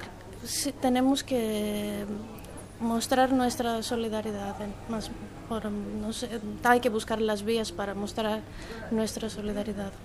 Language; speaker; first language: Spanish; non-native, fluent; Greek